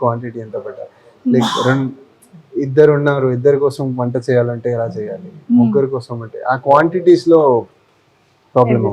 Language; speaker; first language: Telugu; non-native, fluent; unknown